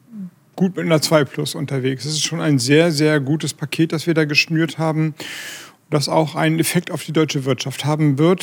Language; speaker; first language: German; native; German